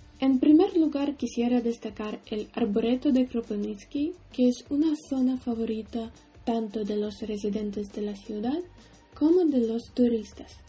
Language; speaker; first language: Spanish; non-native, fluent; Ukrainian